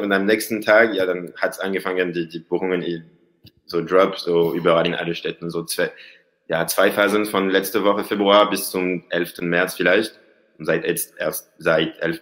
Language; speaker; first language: German; non-native, learner; French